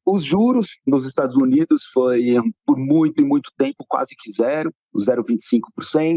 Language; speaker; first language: Portuguese; native; Portuguese